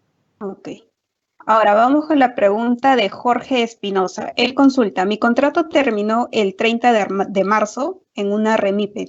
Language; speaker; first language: Spanish; native; Spanish